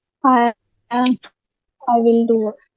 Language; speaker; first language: English; non-native, learner; Hindi